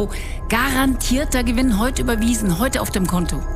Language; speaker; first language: German; native; German